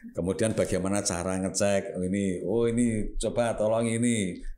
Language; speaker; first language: Indonesian; non-native, local second language; Javanese